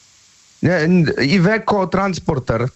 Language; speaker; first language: German; non-native, learner; Polish